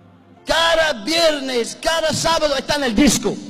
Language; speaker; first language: Spanish; non-native, learner; English